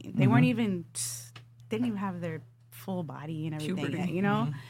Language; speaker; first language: English; native; English